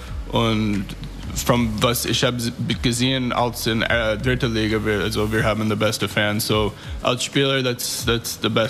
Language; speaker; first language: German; non-native, learner; English